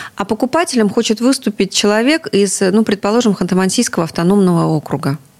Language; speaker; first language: Russian; native; Russian